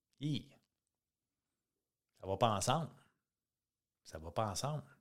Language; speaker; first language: French; native; French